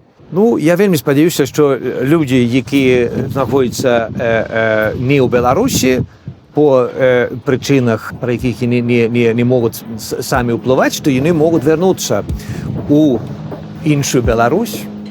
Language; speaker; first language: Belarusian; non-native, fluent; Swedish